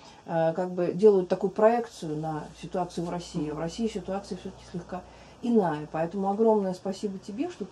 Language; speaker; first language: Russian; native; Russian